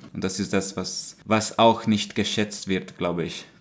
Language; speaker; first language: German; non-native, fluent; Hungarian